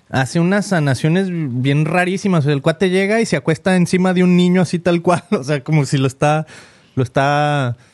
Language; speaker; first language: Spanish; native; Spanish